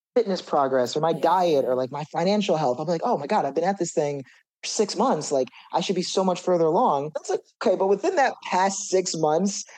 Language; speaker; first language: English; native; English